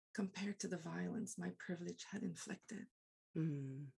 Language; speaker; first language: English; non-native, local second language; Afrikaans